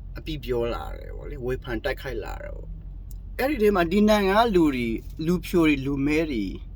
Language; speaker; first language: Burmese; native; Burmese